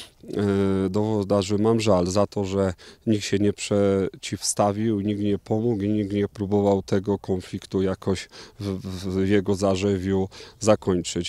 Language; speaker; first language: Polish; native; Polish